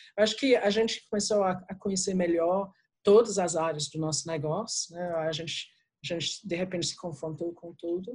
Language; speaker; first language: Portuguese; non-native, fluent; English